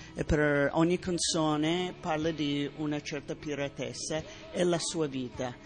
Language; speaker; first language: Italian; non-native, fluent; English